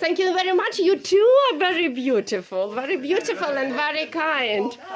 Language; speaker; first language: English; non-native, learner; Ukrainian